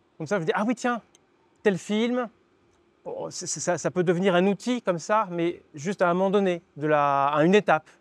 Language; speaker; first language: French; native; French